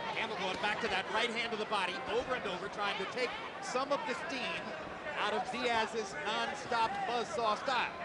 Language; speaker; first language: English; native; English